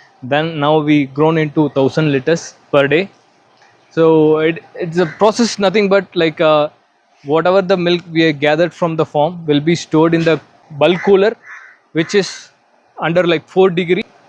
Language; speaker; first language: English; non-native, local second language; Tamil